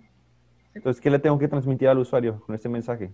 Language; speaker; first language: Spanish; native; Spanish